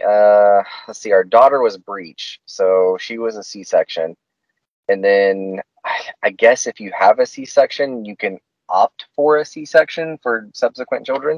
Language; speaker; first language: English; native; English